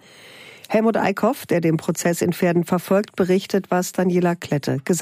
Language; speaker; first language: German; native; German